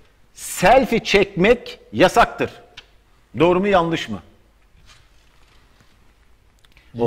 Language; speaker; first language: Turkish; native; Turkish